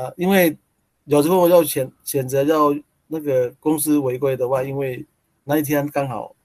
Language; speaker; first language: Chinese; non-native, learner; Thai